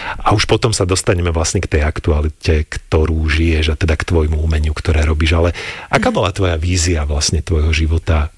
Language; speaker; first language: Slovak; native; Slovak